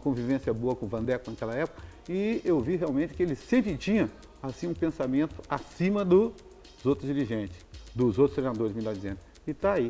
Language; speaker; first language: Portuguese; native; Portuguese